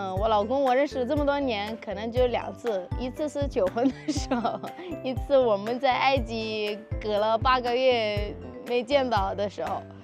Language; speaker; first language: Chinese; non-native, fluent; Arabic